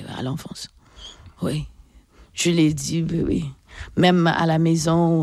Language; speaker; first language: French; non-native, fluent; English